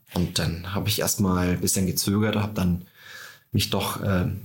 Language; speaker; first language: German; native; German